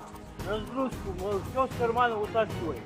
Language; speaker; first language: Russian; native; Russian